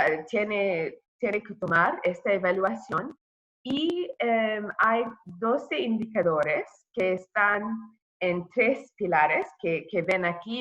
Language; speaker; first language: Spanish; non-native, fluent; English